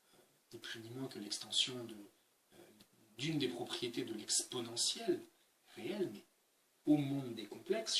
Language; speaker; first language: French; native; French